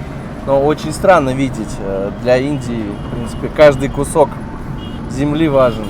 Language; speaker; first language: Russian; native; Russian